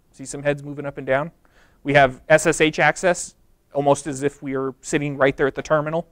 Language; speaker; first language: English; native; English